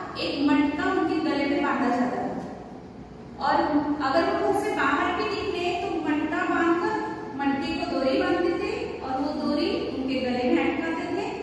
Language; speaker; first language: Hindi; non-native, local second language; Marathi